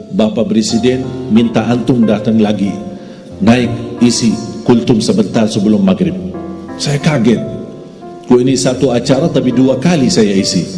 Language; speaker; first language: Indonesian; non-native, fluent; Arabic